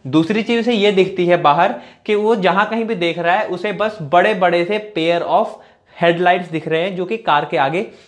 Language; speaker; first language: Hindi; native; Hindi